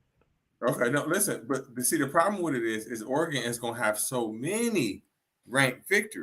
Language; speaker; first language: English; native; English